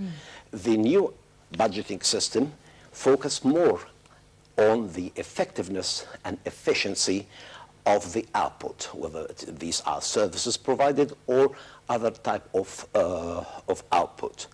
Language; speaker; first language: English; non-native, fluent; Arabic